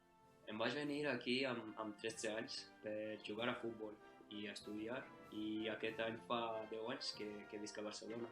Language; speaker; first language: Catalan; non-native, fluent; Divehi